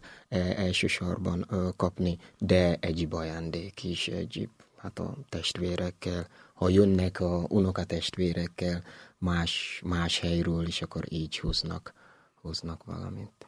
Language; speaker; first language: Hungarian; non-native, learner; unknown